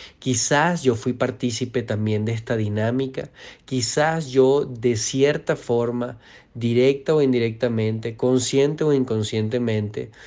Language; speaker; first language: Spanish; native; Spanish